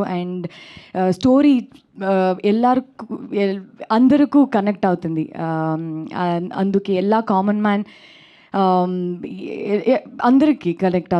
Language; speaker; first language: Telugu; non-native, local second language; Kannada